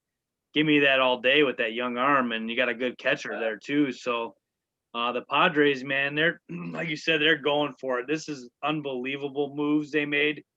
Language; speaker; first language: English; native; English